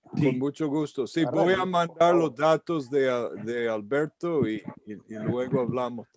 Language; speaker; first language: Spanish; non-native, fluent; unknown